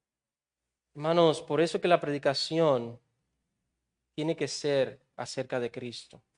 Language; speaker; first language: Spanish; native; Spanish